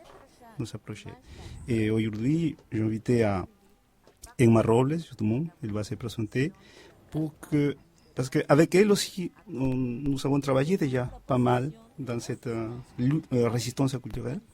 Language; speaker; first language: French; non-native, fluent; Spanish